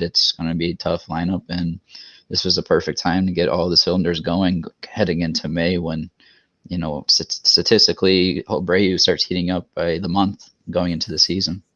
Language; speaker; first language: English; native; English